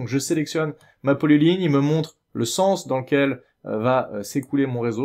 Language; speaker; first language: French; native; French